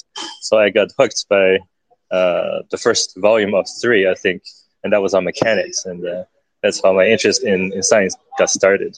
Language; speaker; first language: English; early bilingual, other home language; Chinese